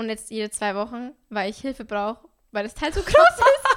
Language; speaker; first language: German; native; German